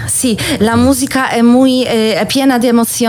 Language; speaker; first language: Spanish; non-native, learner; Polish